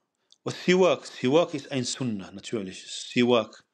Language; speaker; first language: German; non-native, fluent; Arabic